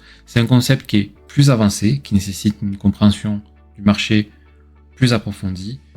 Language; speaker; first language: French; native; French